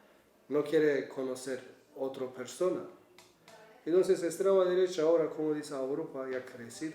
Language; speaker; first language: Spanish; non-native, learner; Kurdish